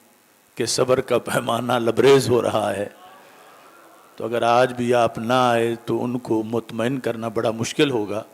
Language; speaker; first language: Urdu; native; Urdu